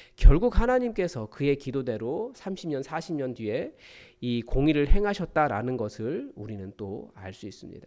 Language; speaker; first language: Korean; native; Korean